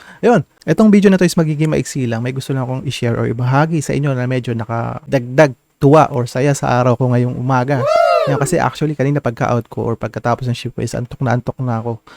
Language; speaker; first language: Filipino; native; Filipino